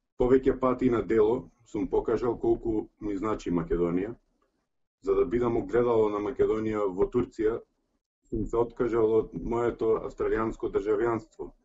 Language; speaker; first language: Macedonian; early bilingual, heritage; Macedonian